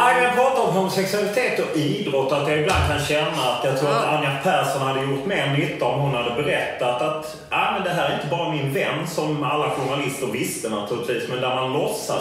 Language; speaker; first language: Swedish; native; Swedish